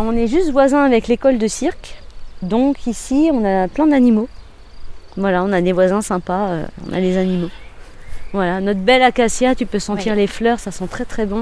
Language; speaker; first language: French; native; French